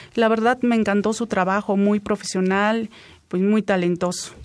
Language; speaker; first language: Spanish; native; Spanish